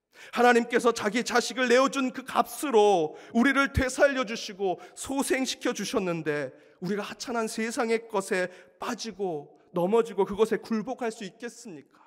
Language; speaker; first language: Korean; native; Korean